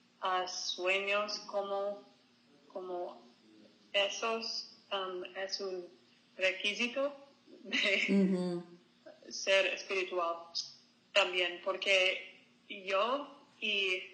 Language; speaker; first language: Spanish; non-native, learner; English